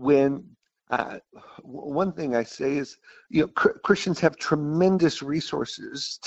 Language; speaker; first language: English; native; English